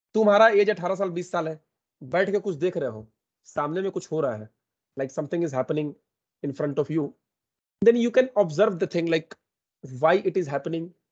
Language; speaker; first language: Hindi; native; Hindi